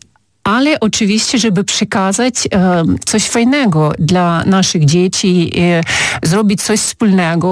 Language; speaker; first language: Polish; non-native, fluent; Ukrainian